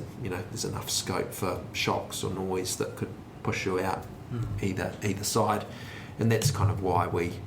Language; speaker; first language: English; native; English